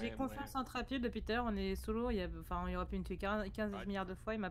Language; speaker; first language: French; native; French